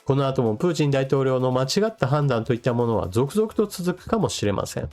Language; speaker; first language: Japanese; native; Japanese